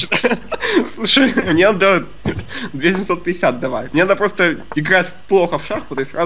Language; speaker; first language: Russian; native; Russian